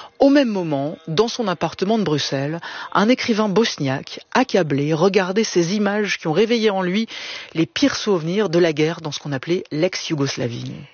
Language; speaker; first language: French; native; French